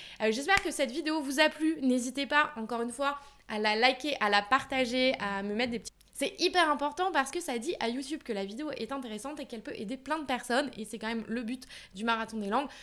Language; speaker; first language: French; native; French